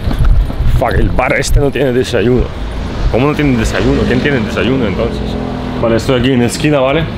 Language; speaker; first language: Spanish; non-native, fluent; Russian